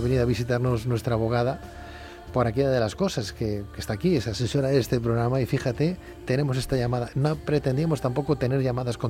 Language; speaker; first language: Spanish; native; Spanish